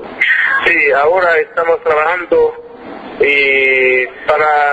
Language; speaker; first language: Spanish; non-native, fluent; French